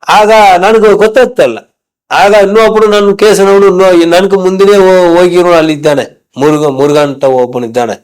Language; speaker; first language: Kannada; non-native, local second language; Tamil